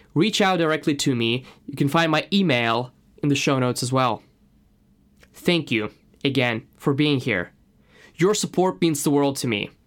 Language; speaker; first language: English; non-native, fluent; Russian